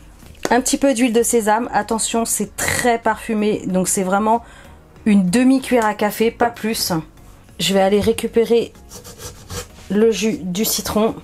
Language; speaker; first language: French; native; French